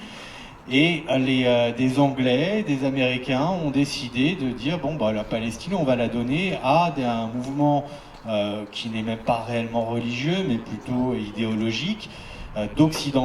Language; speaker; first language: French; native; French